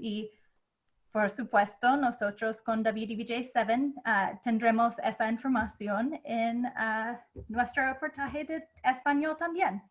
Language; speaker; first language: Spanish; non-native, fluent; English